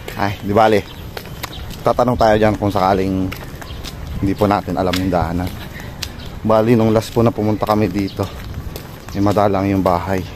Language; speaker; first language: Filipino; non-native, local second language; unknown